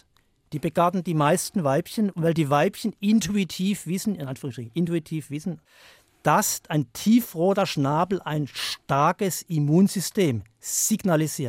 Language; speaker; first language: German; native; German